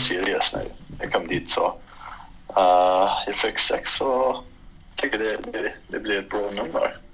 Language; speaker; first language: Swedish; non-native, fluent; English